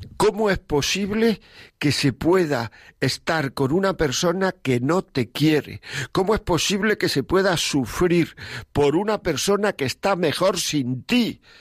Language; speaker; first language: Spanish; native; Spanish